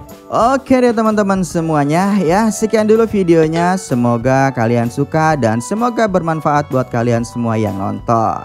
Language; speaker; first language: Indonesian; native; Indonesian